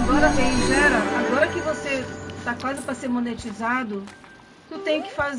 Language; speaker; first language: Portuguese; native; Portuguese